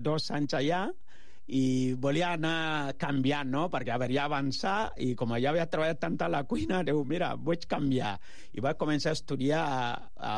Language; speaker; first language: Catalan; non-native, fluent; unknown